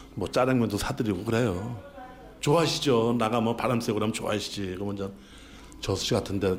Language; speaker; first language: Korean; native; Korean